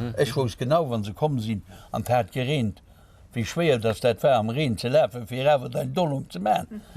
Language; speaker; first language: Luxembourgish; native; Luxembourgish